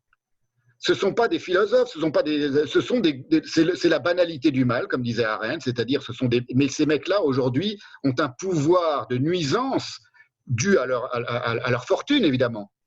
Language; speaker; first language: French; native; French